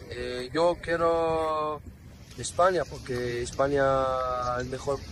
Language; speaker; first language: Spanish; non-native, learner; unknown